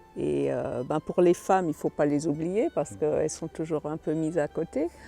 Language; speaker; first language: French; non-native, fluent; German